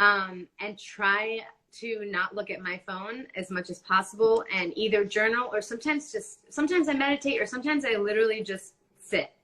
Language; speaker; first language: English; non-native, fluent; Spanish